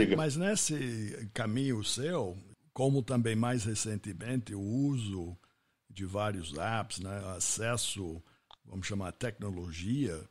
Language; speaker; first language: Portuguese; non-native, fluent; English